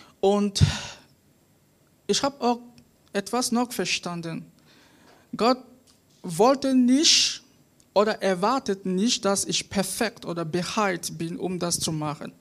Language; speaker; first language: German; non-native, fluent; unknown